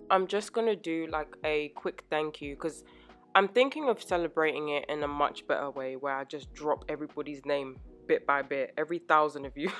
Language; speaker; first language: English; native; English